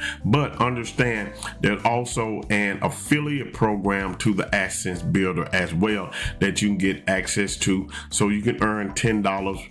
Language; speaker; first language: English; native; English